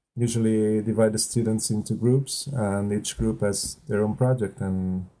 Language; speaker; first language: English; non-native, fluent; Italian